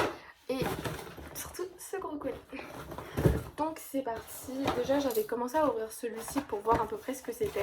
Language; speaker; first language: French; native; French